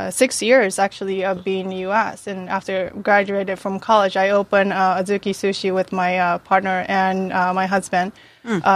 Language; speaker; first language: English; non-native, fluent; Japanese